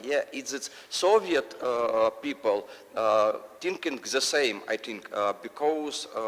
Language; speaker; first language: English; non-native, learner; Russian